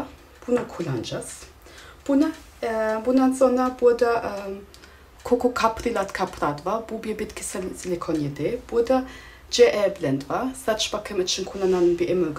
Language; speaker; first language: Turkish; non-native, fluent; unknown